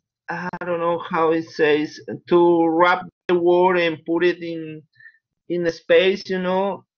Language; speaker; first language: English; non-native, learner; Spanish